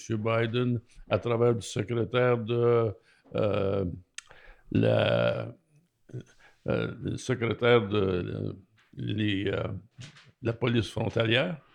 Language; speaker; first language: French; native; French